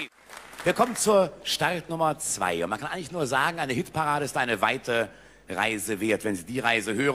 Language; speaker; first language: German; native; German